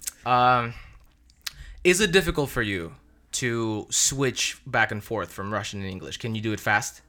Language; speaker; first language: English; non-native, fluent; Russian